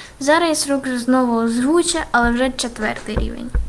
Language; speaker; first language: Ukrainian; native; Ukrainian